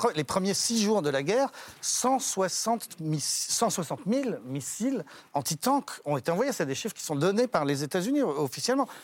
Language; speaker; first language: French; native; French